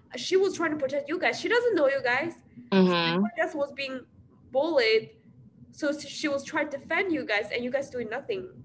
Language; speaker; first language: English; non-native, fluent; Chinese